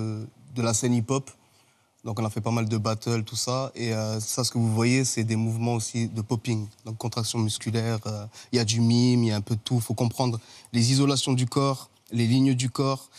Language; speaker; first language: French; native; French